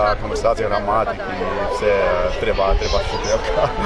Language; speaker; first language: Ukrainian; non-native, learner; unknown